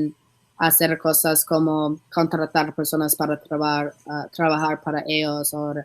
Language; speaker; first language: Spanish; non-native, learner; English